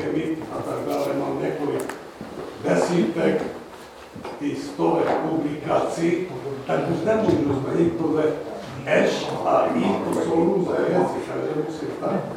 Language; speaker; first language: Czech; non-native, fluent; Hungarian